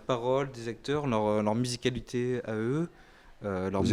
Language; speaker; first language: French; native; French